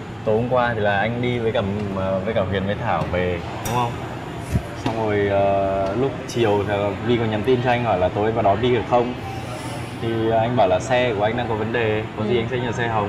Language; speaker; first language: Vietnamese; native; Vietnamese